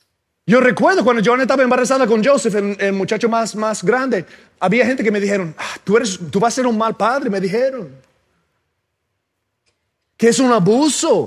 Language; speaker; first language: Spanish; non-native, fluent; English